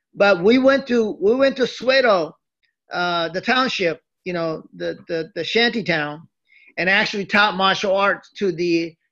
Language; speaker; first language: English; early bilingual, other home language; Japanese